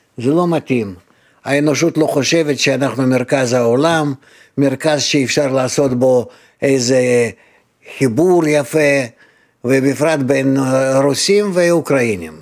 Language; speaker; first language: Hebrew; non-native, fluent; Russian